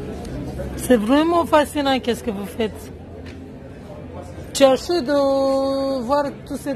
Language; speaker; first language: French; non-native, learner; Romanian